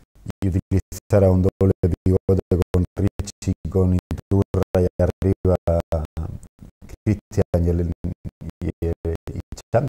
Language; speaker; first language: Spanish; native; Spanish